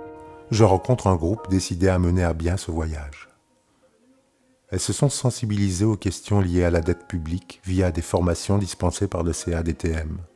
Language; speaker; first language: French; native; French